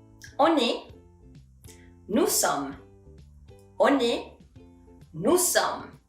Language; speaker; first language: French; non-native, fluent; Spanish